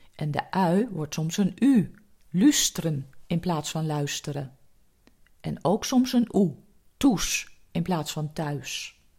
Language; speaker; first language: Dutch; native; Dutch